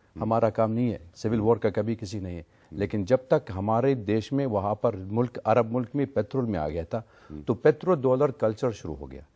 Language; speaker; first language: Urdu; non-native, learner; Arabic